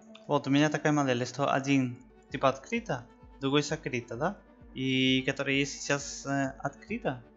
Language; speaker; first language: Russian; non-native, learner; Spanish